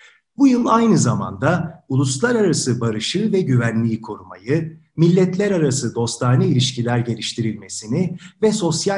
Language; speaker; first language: Turkish; native; Turkish